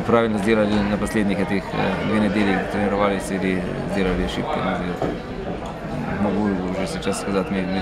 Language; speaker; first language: Russian; non-native, fluent; Slovenian